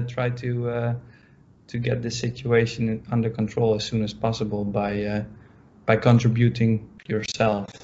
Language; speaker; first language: English; non-native, fluent; Dutch